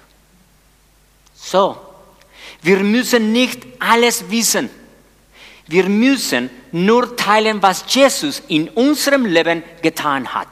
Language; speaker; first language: German; non-native, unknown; Spanish